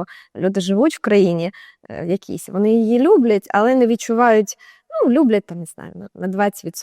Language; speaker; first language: Ukrainian; native; Ukrainian